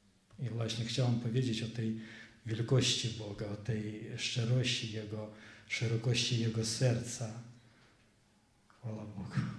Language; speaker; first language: Polish; non-native, fluent; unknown